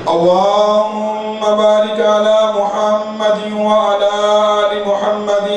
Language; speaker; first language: Urdu; non-native, local second language; Punjabi